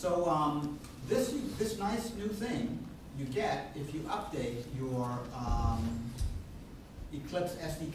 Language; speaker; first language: English; non-native, fluent; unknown